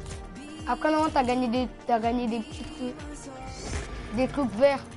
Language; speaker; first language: French; native; French